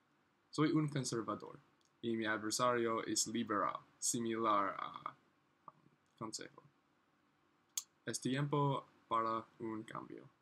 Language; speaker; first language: Spanish; non-native, learner; English